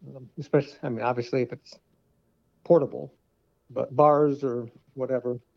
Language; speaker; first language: English; native; English